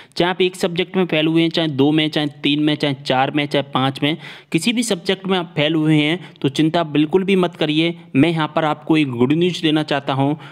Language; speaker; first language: Hindi; native; Hindi